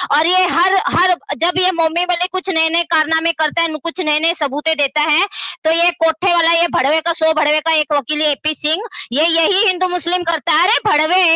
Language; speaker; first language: Hindi; native; Hindi